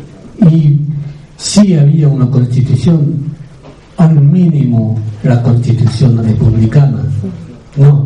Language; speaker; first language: Spanish; non-native, fluent; French